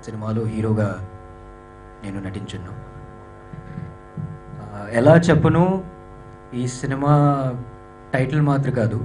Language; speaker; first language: Telugu; non-native, learner; Hindi